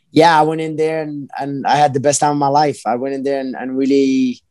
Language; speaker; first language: English; early bilingual, other home language; Arabic